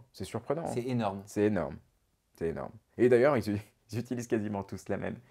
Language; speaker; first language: French; native; French